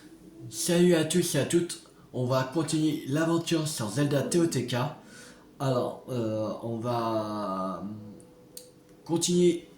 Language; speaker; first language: French; native; French